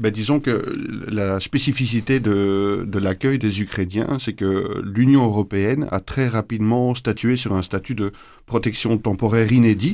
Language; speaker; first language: French; native; French